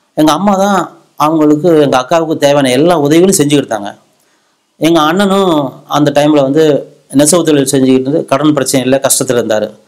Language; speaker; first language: Tamil; non-native, local second language; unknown